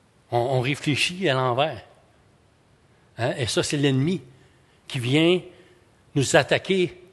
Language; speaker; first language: French; native; French